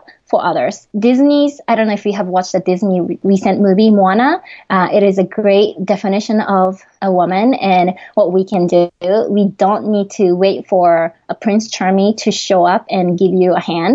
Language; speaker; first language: English; non-native, fluent; Japanese